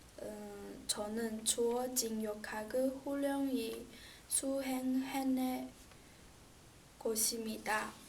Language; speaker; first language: Korean; non-native, learner; Chinese